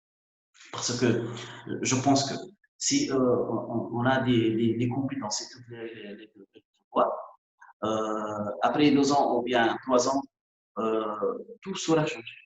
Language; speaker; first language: French; non-native, local second language; Arabic